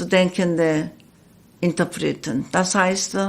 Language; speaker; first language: German; non-native, learner; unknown